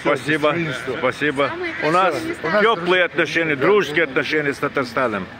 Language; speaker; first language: Russian; non-native, local second language; Chechen